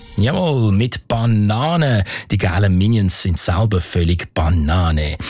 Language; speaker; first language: German; native; German